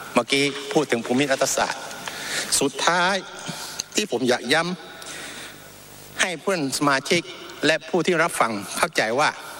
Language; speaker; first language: Thai; non-native, local second language; Malay